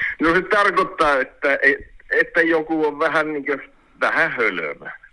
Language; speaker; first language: Finnish; early bilingual, heritage; Finnish